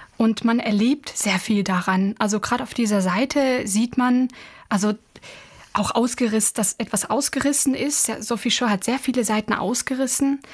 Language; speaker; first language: German; native; German